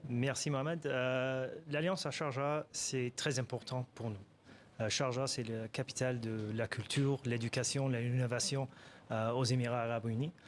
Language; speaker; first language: French; non-native, fluent; Arabic